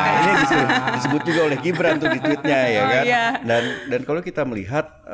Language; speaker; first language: Indonesian; native; Indonesian